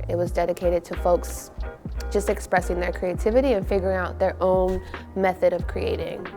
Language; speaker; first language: English; native; English